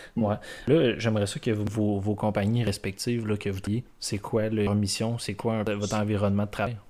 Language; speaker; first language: French; native; French